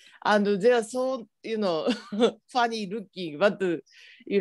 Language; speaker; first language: English; non-native, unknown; Japanese